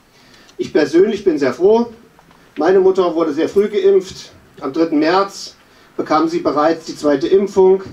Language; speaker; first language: German; native; German